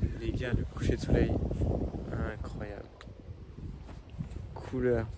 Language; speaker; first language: French; native; French